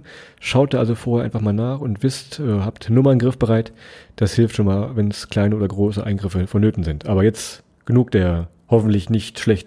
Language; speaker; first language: German; native; German